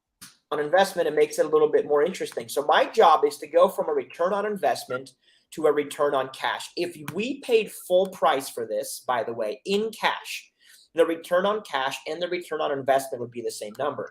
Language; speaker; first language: English; native; English